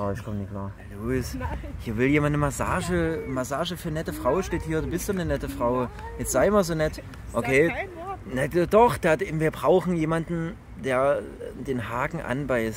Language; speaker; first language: German; native; German